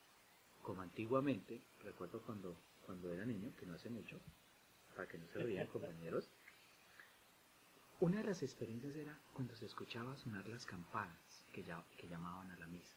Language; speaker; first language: Spanish; native; Spanish